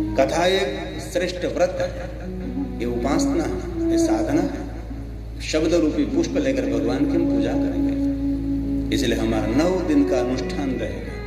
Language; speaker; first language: Hindi; non-native, local second language; Gujarati